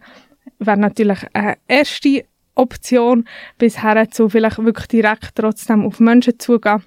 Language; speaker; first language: German; native; German